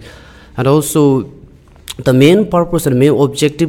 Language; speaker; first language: English; non-native, learner; Tibetan